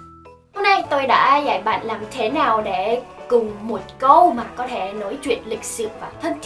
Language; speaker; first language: Vietnamese; non-native, fluent; Korean